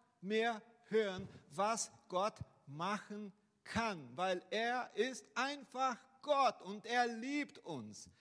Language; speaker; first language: German; non-native, fluent; Portuguese